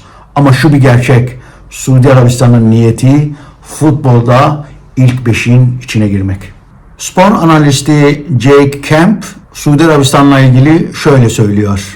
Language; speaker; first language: Turkish; native; Turkish